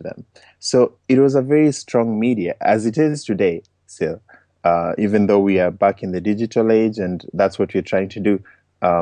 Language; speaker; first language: English; non-native, local second language; Luo (Kenya and Tanzania)